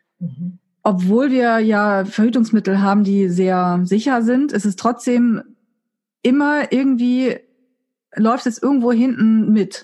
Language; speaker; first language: German; native; German